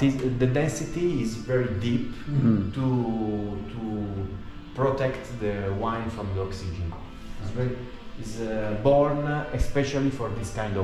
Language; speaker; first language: English; non-native, learner; Italian